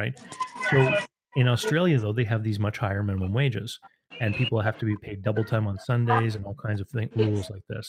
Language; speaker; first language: English; native; English